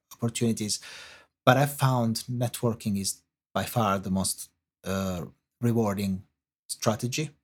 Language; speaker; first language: English; non-native, fluent; Italian